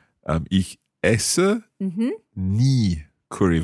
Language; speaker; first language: German; non-native, learner; English